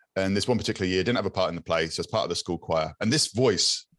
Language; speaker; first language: English; native; English